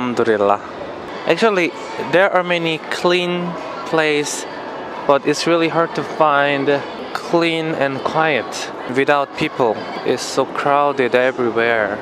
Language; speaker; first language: English; non-native, learner; Korean